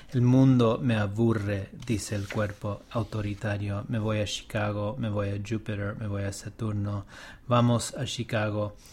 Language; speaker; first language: Spanish; early bilingual, heritage; Spanish